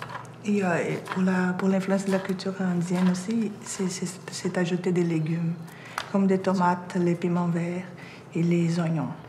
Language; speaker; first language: French; non-native, learner; Portuguese